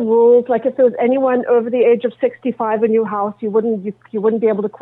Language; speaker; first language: English; native; English